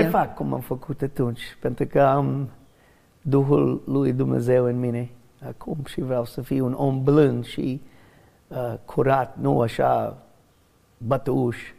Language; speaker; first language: Romanian; non-native, learner; English